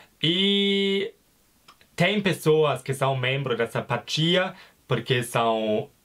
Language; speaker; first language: Portuguese; non-native, fluent; German